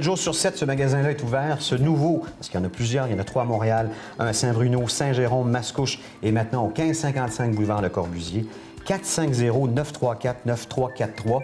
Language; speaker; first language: French; native; French